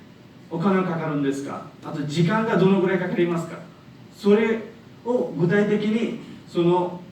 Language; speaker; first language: Japanese; non-native, learner; Bangla